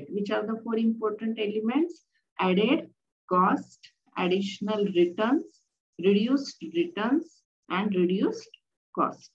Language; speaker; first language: English; non-native, local second language; Marathi